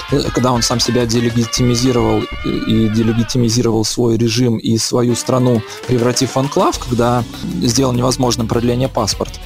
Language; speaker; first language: Russian; native; Russian